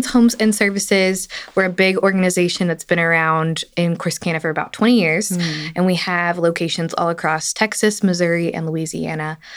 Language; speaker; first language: English; native; English